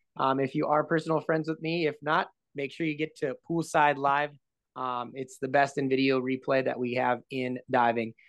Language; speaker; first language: English; native; English